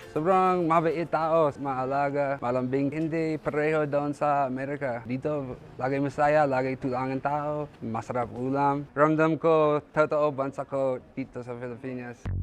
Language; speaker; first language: Filipino; non-native, learner; English